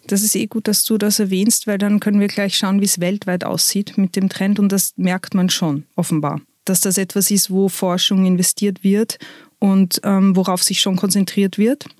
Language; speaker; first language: German; native; German